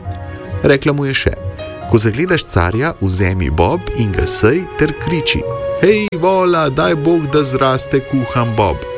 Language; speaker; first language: Slovenian; native; Slovenian